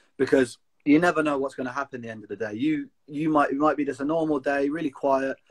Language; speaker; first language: English; native; English